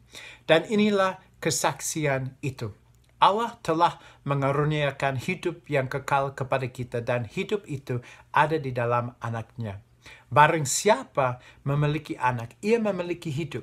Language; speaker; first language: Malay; non-native, fluent; English